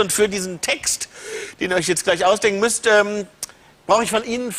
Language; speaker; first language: German; native; German